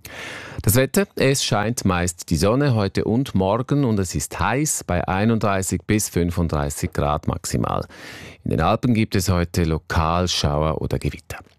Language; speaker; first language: German; native; German